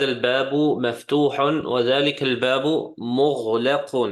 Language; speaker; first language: Arabic; non-native, fluent; English